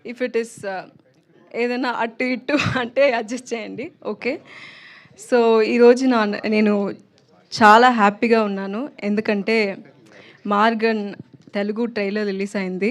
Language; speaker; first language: Telugu; non-native, learner; Tamil